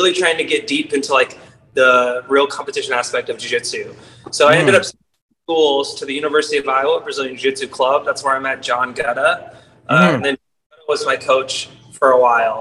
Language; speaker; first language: English; native; English